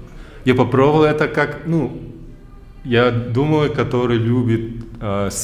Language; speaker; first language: Russian; early bilingual, heritage; German